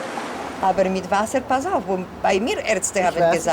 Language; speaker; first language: German; non-native, learner; Polish